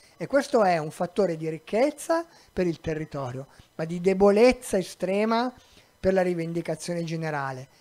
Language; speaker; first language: Italian; native; Italian